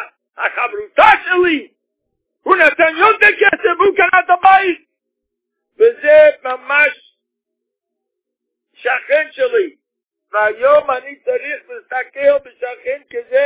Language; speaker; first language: Hebrew; non-native, fluent; Yiddish